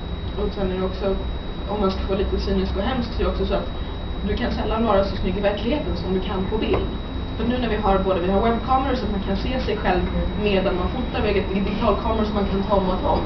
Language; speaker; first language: Swedish; native; Swedish